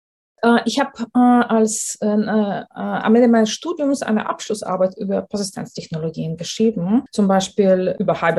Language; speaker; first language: German; non-native, fluent; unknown